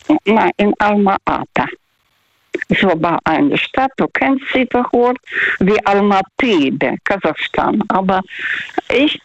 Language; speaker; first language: German; early bilingual, heritage; Russian